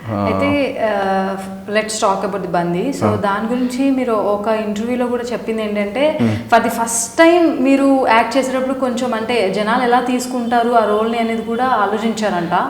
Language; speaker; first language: Telugu; native; Telugu